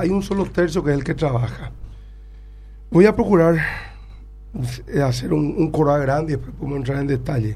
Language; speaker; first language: Spanish; native; Spanish